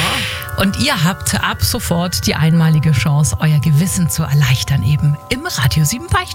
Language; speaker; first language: German; native; German